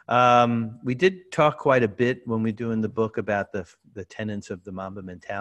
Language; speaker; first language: English; native; English